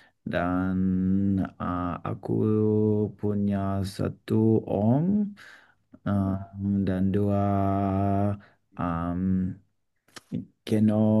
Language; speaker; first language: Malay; non-native, learner; English